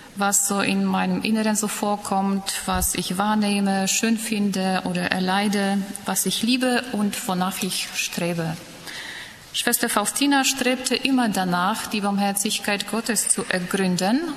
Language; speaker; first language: German; non-native, fluent; Polish